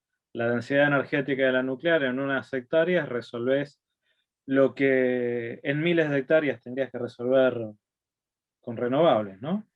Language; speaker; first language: Spanish; native; Spanish